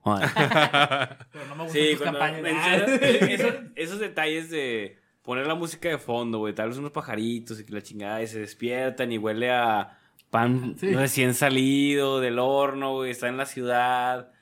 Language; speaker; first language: Spanish; native; Spanish